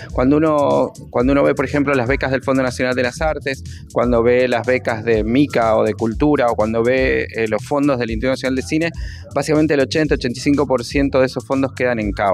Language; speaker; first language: Spanish; native; Spanish